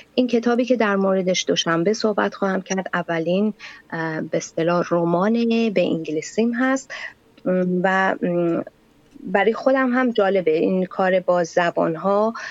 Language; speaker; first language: Persian; native; Persian